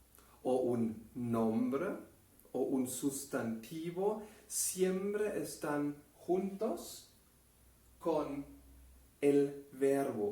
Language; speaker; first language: Spanish; non-native, fluent; German